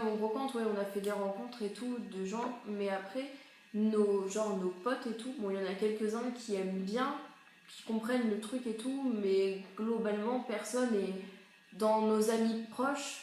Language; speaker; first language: French; native; French